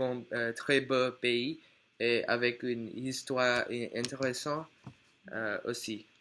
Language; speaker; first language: French; non-native, learner; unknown